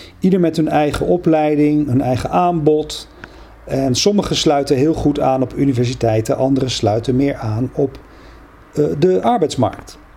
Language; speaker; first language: Dutch; native; Dutch